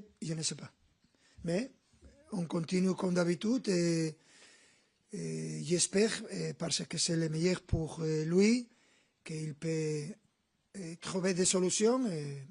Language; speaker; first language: French; non-native, learner; Spanish